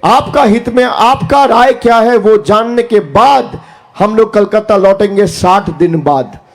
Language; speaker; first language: Hindi; non-native, local second language; Bangla